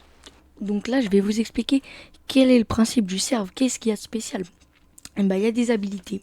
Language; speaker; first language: French; native; French